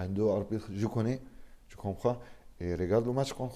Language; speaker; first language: French; non-native, learner; Arabic